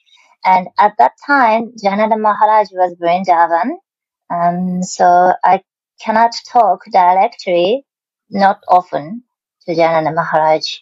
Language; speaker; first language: English; non-native, learner; Japanese